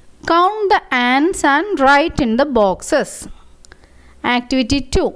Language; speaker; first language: English; non-native, local second language; Malayalam